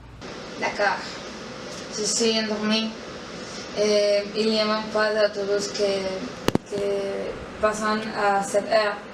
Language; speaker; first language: French; non-native, learner; Spanish